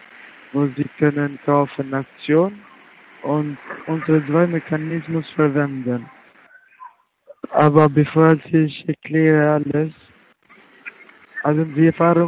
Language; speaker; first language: German; non-native, learner; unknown